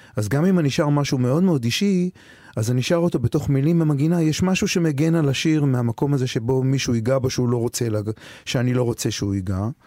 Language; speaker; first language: Hebrew; native; Hebrew